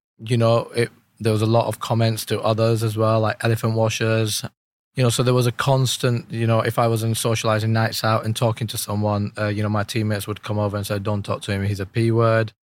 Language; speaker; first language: English; early bilingual, other home language; Urdu